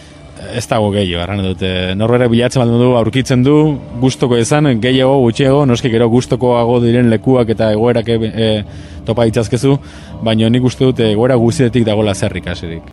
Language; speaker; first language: Basque; native; Basque